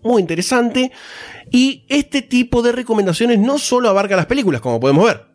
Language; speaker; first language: Spanish; native; Spanish